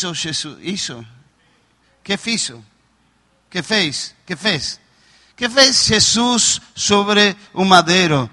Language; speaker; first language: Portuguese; non-native, learner; Spanish